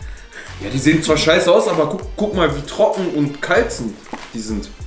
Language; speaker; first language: German; native; German